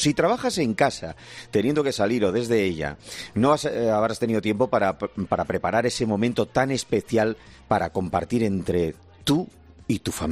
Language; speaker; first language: Spanish; native; Spanish